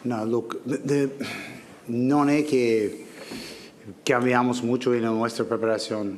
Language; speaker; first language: Spanish; non-native, learner; English